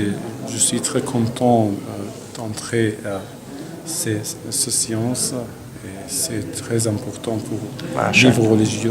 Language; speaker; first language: French; non-native, learner; Azerbaijani